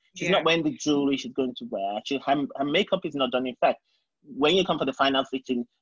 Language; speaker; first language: English; non-native, local second language; Yoruba